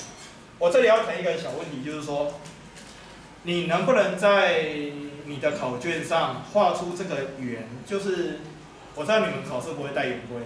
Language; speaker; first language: Chinese; native; Chinese